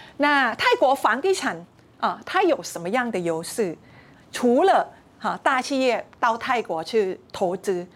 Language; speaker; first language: Chinese; non-native, fluent; Thai